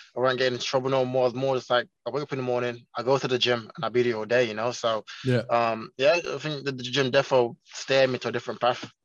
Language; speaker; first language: English; non-native, local second language; Jamaican Creole English